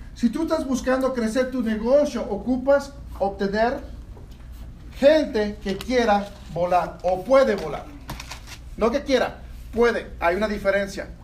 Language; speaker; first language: Spanish; early bilingual, heritage; Spanish